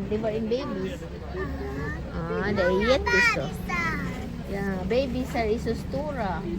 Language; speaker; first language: Swedish; non-native, learner; Cebuano